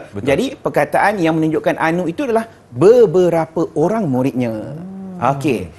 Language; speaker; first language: Malay; native; Malay